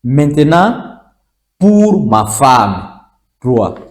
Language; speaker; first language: French; non-native, local second language; Swahili